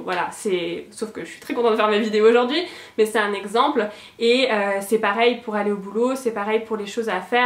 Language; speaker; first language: French; native; French